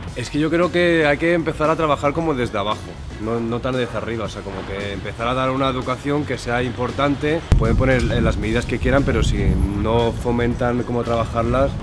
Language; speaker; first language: Spanish; native; Spanish